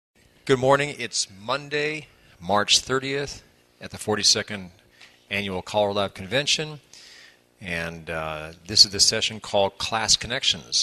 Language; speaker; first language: English; native; English